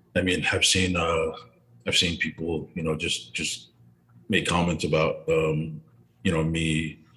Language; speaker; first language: English; native; English